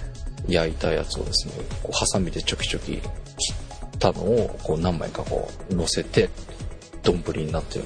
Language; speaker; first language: Japanese; native; Japanese